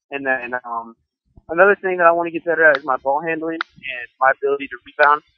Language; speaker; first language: English; native; English